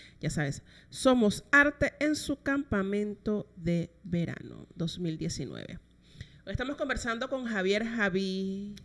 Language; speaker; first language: Spanish; native; Spanish